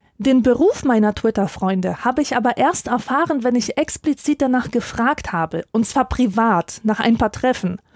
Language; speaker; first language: German; early bilingual, other home language; Polish